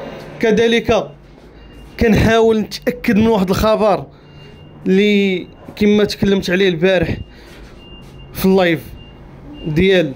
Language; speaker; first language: Arabic; native; Arabic